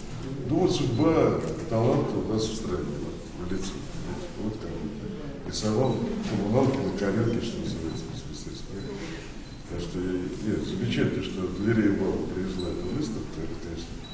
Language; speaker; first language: Russian; native; Russian